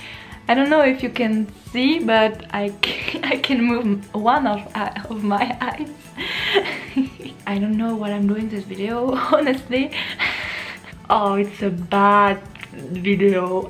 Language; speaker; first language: English; non-native, learner; French